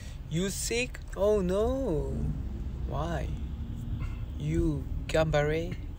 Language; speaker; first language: English; non-native, learner; Korean